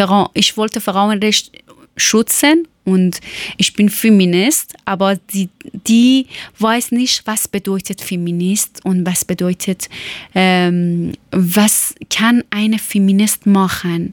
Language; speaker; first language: German; non-native, learner; Persian